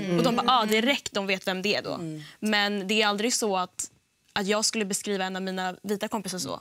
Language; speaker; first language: Swedish; native; Swedish